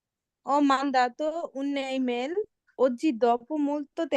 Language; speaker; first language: Italian; non-native, learner; Bangla